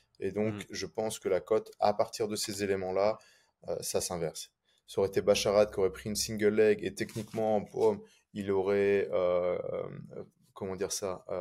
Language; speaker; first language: French; native; French